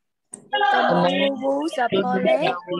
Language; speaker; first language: French; non-native, learner; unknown